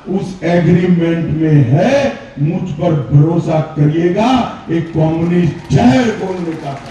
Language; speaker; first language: Hindi; non-native, local second language; Gujarati